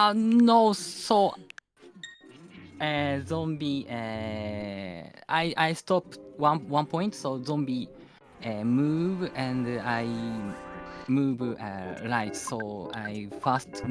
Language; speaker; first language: English; non-native, learner; Japanese